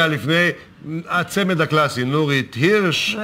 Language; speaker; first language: Hebrew; native; Hebrew